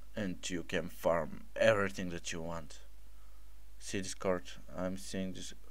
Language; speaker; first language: English; non-native, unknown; Bulgarian